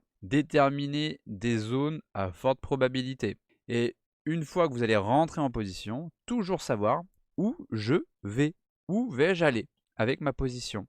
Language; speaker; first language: French; native; French